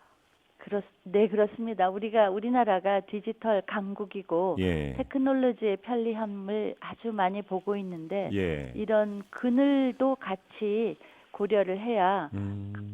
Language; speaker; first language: Korean; native; Korean